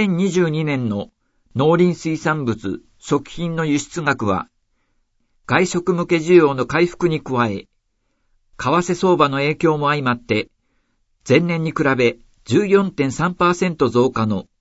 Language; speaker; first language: Japanese; native; Japanese